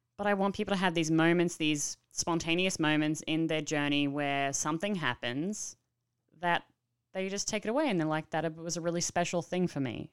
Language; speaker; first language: English; native; English